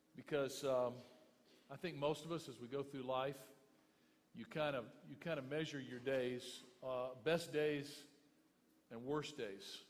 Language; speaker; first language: English; native; English